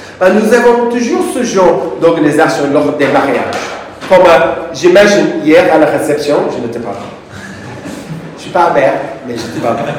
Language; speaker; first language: French; non-native, fluent; English